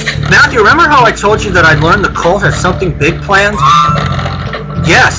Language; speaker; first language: English; native; English